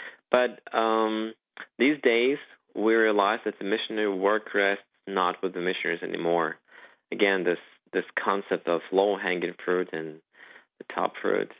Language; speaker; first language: English; non-native, fluent; Ukrainian